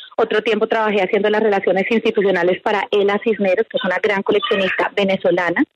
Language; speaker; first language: Spanish; native; Spanish